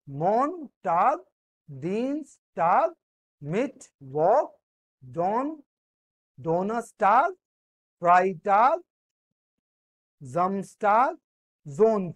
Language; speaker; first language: German; non-native, fluent; Hindi